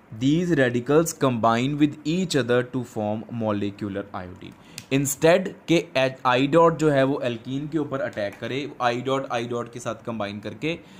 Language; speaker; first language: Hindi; non-native, local second language; Punjabi